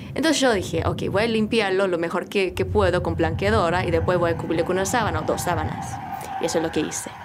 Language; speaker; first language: Spanish; early bilingual, other home language; Korean